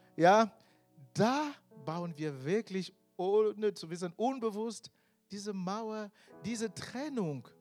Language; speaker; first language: German; non-native, fluent; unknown